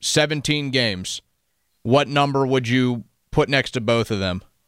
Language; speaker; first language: English; native; English